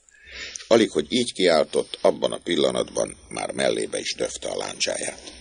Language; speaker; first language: Hungarian; native; Hungarian